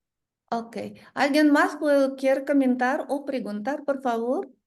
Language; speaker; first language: Spanish; non-native, learner; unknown